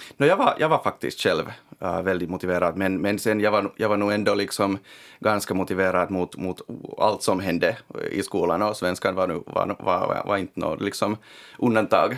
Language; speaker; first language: Swedish; non-native, local second language; Finnish